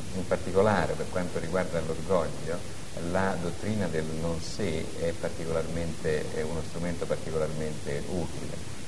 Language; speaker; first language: Italian; native; Italian